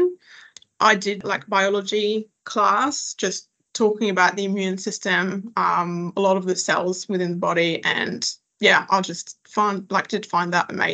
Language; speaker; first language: English; non-native, fluent; French